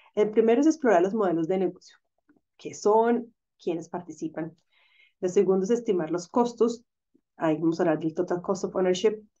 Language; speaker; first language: Spanish; native; Spanish